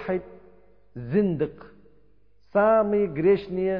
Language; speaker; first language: Russian; non-native, learner; Uzbek